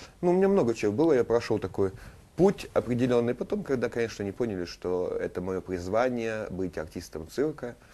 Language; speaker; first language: Russian; native; Russian